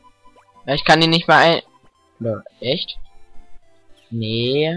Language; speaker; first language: German; native; German